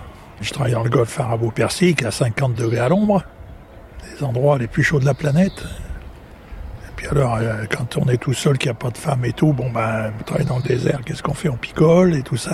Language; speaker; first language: French; native; French